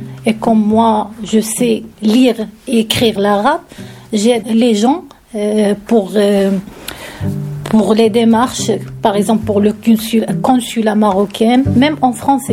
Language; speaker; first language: French; non-native, learner; Arabic